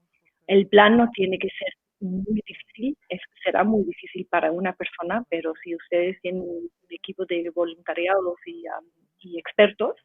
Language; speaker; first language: Spanish; non-native, fluent; English